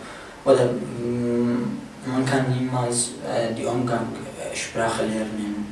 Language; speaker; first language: German; non-native, fluent; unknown